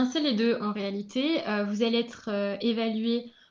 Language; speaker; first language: French; native; French